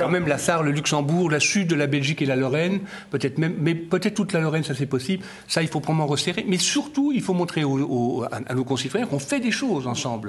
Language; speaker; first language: French; native; French